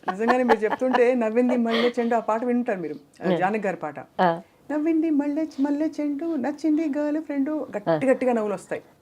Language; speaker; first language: Telugu; native; Telugu